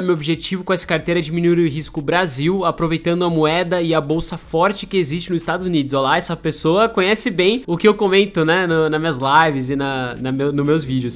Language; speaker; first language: Portuguese; native; Portuguese